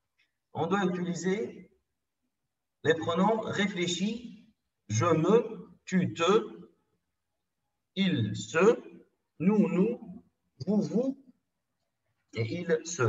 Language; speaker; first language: French; non-native, local second language; Arabic